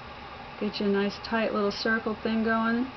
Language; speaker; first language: English; native; English